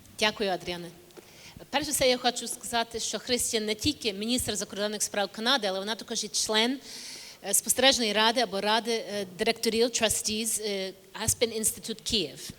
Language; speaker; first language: Ukrainian; early bilingual, heritage; English